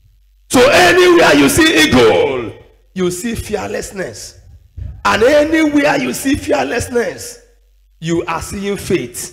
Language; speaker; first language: English; non-native, local second language; Igbo